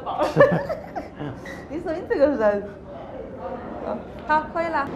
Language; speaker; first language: Chinese; native; Chinese